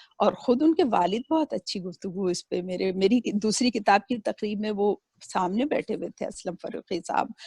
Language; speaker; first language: Urdu; native; Urdu